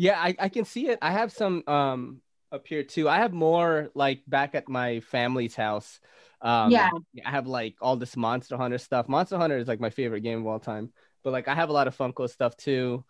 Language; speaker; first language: English; native; English